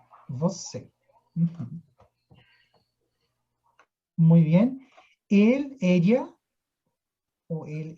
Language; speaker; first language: Spanish; non-native, fluent; Portuguese